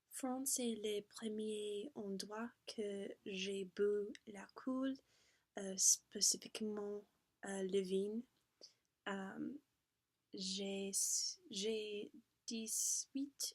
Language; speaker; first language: French; non-native, learner; English